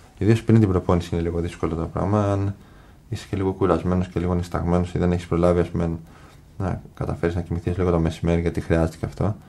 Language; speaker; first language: Greek; early bilingual, other home language; English